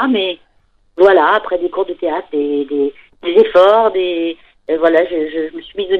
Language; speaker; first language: French; native; French